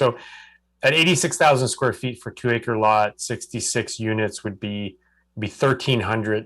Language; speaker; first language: English; native; English